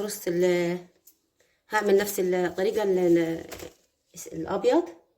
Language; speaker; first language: Arabic; native; Arabic